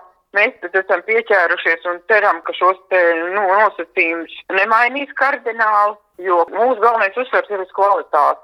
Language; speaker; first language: Latvian; native; Latvian